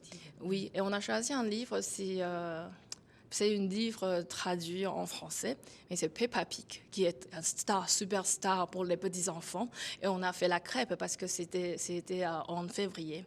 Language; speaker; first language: French; non-native, fluent; Chinese